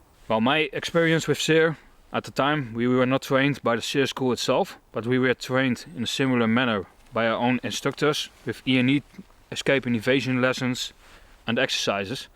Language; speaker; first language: English; non-native, fluent; Dutch